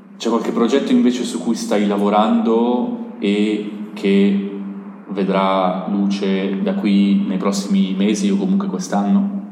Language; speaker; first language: Italian; native; Italian